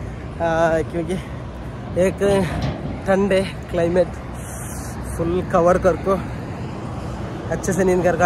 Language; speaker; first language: Hindi; non-native, local second language; Kannada